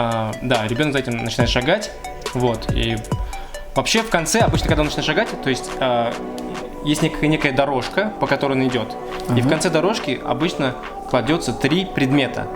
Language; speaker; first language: Russian; native; Russian